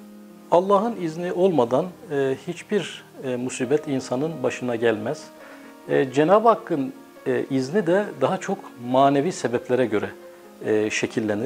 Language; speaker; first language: Turkish; native; Turkish